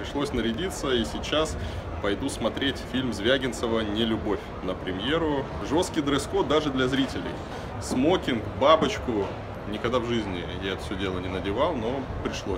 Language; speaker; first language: Russian; native; Russian